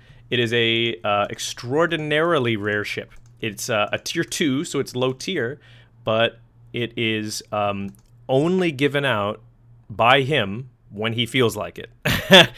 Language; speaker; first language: English; native; English